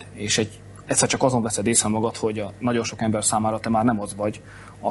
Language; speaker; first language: Hungarian; native; Hungarian